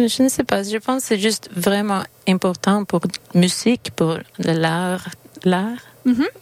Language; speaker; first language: French; non-native, learner; Swedish